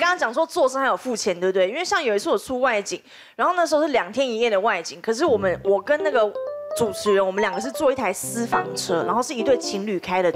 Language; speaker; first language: Chinese; native; Chinese